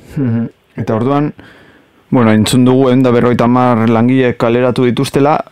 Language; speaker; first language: Basque; native; Basque